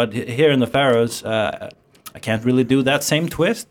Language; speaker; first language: English; non-native, fluent; Faroese